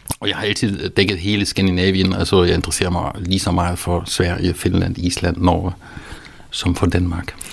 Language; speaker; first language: Danish; non-native, fluent; German